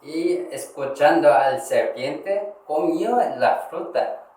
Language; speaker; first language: Spanish; non-native, learner; Korean